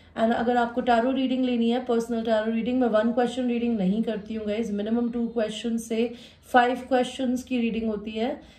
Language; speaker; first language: Hindi; native; Hindi